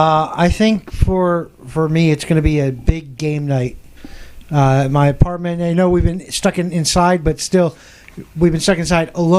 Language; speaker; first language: English; native; English